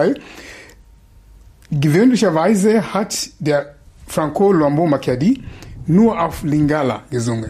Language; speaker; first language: German; non-native, fluent; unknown